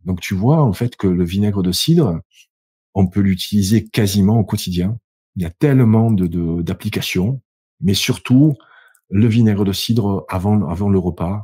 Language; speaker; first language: French; native; French